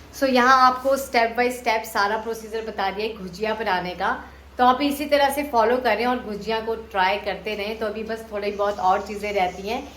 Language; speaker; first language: Hindi; native; Hindi